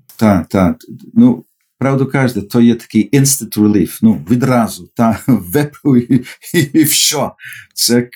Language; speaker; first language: Ukrainian; early bilingual, heritage; Ukrainian